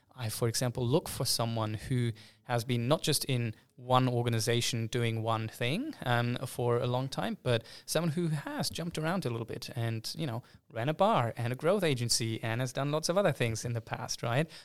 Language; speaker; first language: English; non-native, fluent; German